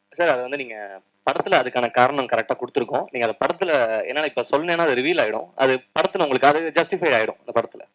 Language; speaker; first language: Tamil; native; Tamil